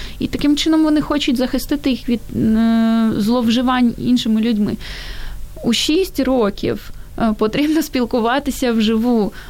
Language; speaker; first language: Ukrainian; native; Ukrainian